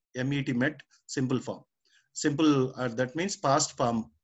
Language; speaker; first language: English; non-native, local second language; Telugu